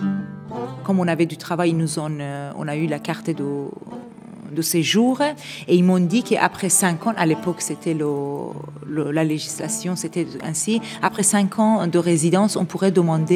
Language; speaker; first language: French; non-native, fluent; Persian